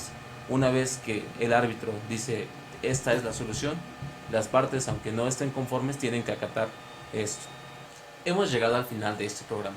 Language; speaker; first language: Spanish; native; Spanish